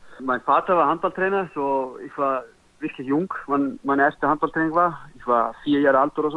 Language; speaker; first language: German; non-native, learner; Icelandic